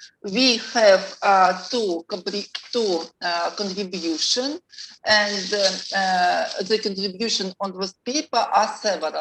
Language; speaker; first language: English; non-native, learner; Russian